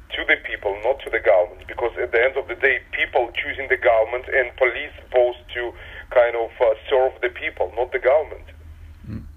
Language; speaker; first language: English; non-native, fluent; Russian